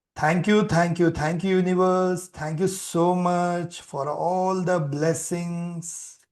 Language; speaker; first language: English; non-native, local second language; Kannada